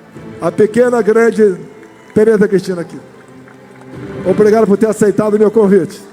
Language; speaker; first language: Portuguese; native; Portuguese